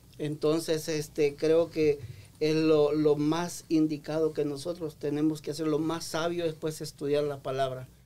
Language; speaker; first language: Spanish; native; Spanish